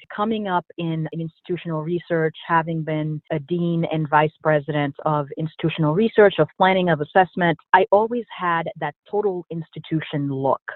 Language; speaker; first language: English; early bilingual, other home language; Haitian Creole